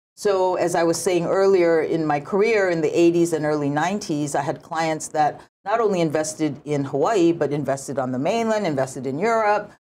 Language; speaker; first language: English; early bilingual, other home language; Japanese